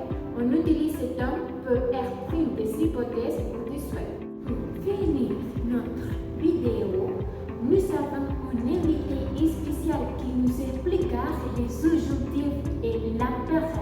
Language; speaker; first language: French; non-native, learner; Spanish